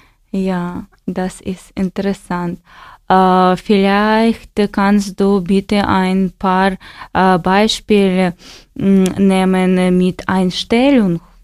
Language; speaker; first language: German; non-native, learner; Russian